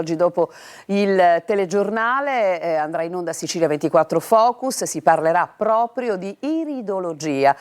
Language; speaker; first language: Italian; native; Italian